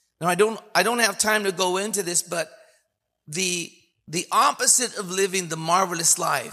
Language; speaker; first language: English; early bilingual, other home language; Spanish